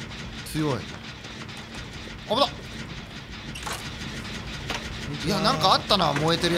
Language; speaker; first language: Japanese; native; Japanese